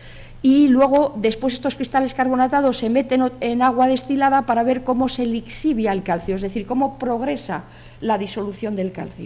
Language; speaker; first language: Spanish; native; Spanish